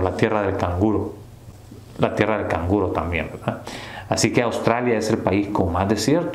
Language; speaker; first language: Spanish; native; Spanish